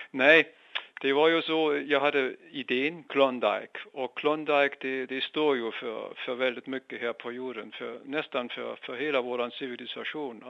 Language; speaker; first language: Swedish; non-native, fluent; German